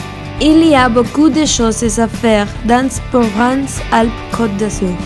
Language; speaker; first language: French; non-native, learner; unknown